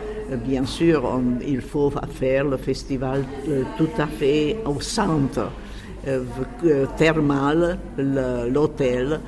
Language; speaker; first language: French; non-native, fluent; Czech